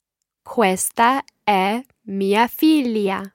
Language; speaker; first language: Italian; non-native, learner; English